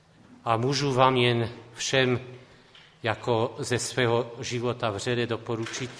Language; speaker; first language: Czech; non-native, local second language; Polish